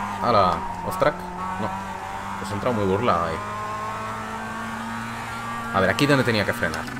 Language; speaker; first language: Spanish; native; Spanish